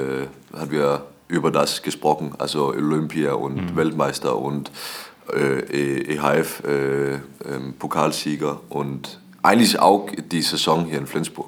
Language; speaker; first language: German; non-native, learner; Danish